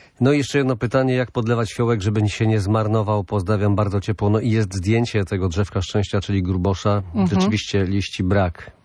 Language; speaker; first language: Polish; native; Polish